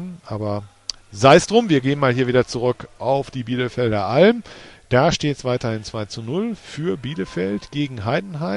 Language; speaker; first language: German; native; German